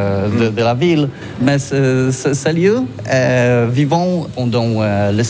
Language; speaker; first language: French; non-native, learner; Polish